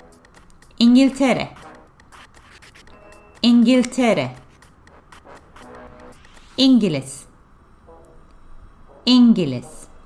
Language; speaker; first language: Turkish; non-native, fluent; English